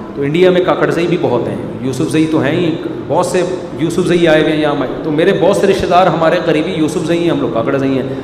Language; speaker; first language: Urdu; native; Urdu